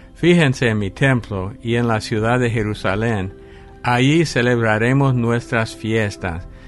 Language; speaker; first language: Spanish; non-native, fluent; English